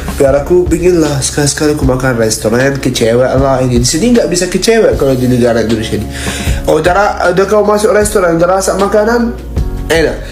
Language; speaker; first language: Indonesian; non-native, fluent; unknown